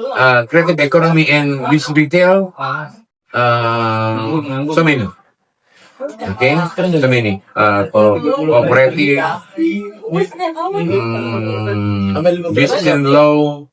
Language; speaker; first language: English; non-native, learner; Indonesian